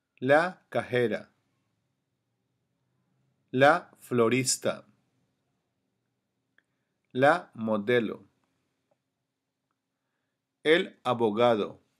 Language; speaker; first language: Spanish; non-native, learner; English